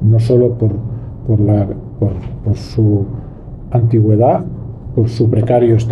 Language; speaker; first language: Spanish; native; Spanish